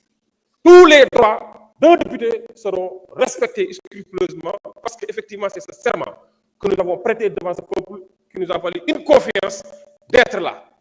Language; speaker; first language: French; non-native, local second language; Wolof